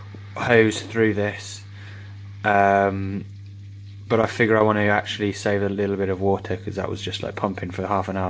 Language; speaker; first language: English; native; English